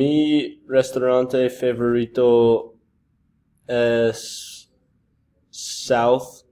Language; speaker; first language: Spanish; non-native, learner; English